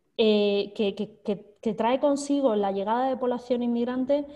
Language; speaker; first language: Spanish; native; Spanish